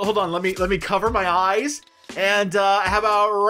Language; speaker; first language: English; native; English